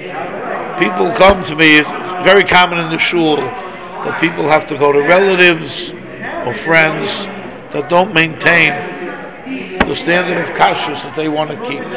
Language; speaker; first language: English; native; English